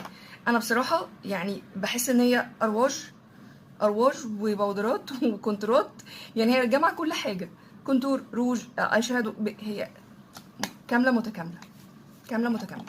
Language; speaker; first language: Arabic; native; Arabic